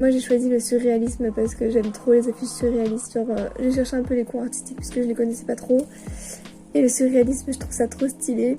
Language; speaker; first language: French; native; French